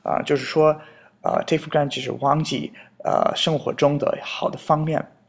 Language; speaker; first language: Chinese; non-native, fluent; English